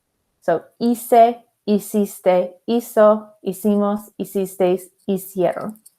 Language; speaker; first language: Spanish; non-native, fluent; English